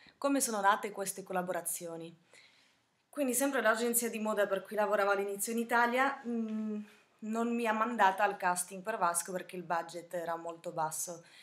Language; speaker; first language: Italian; non-native, fluent; Slovak